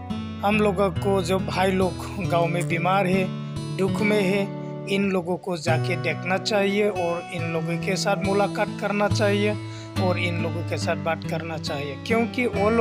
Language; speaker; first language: Hindi; non-native, local second language; Bodo